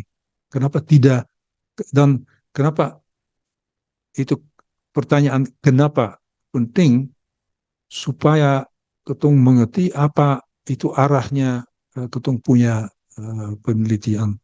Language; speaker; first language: Indonesian; early bilingual, heritage; Dutch